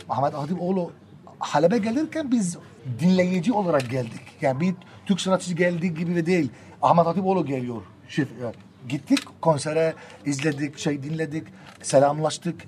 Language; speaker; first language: Turkish; non-native, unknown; Arabic